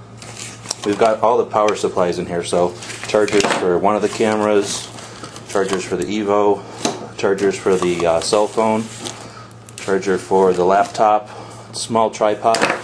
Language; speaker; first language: English; native; English